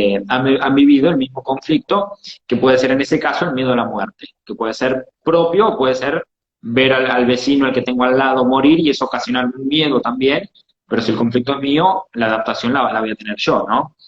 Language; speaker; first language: Spanish; native; Spanish